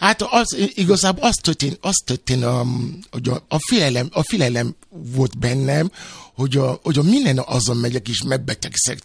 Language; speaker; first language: Hungarian; non-native, learner; Yoruba